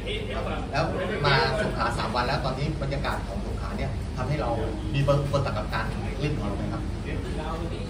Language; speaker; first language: Thai; native; Thai